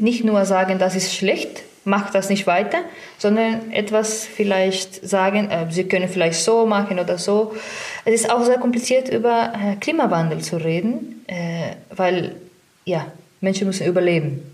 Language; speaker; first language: German; non-native, fluent; Spanish